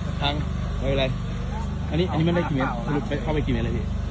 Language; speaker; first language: Thai; native; Thai